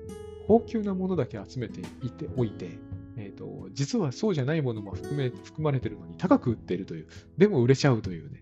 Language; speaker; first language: Japanese; native; Japanese